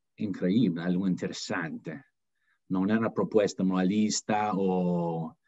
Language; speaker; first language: Spanish; non-native, fluent; English